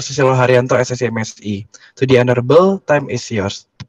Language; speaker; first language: English; non-native, fluent; Indonesian